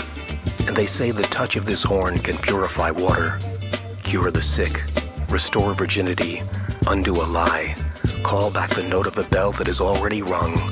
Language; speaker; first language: English; native; English